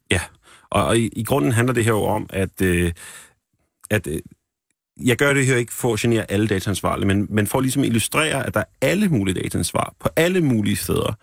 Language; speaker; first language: Danish; native; Danish